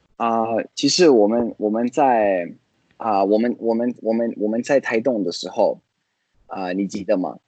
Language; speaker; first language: Chinese; non-native, fluent; Italian